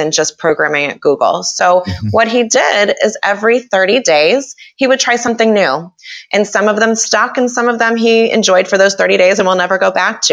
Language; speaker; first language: English; native; English